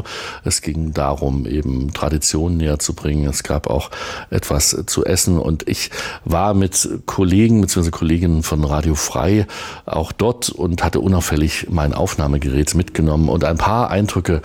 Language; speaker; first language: German; native; German